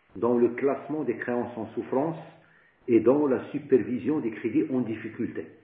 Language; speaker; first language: French; non-native, local second language; Arabic